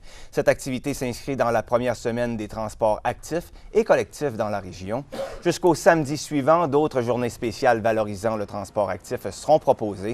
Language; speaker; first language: French; native; French